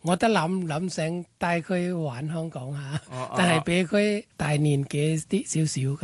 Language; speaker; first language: Cantonese; non-native, fluent; Thai